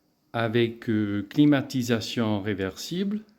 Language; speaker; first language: French; non-native, fluent; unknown